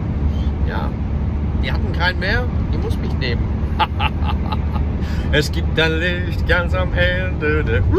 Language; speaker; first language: German; non-native, fluent; English